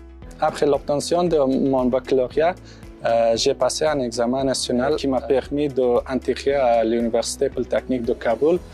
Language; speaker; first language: French; non-native, fluent; Pashto